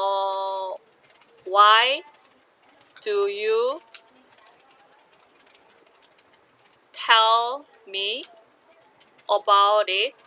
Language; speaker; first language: English; non-native, learner; Korean